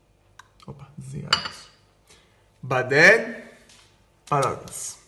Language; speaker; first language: Arabic; non-native, learner; Greek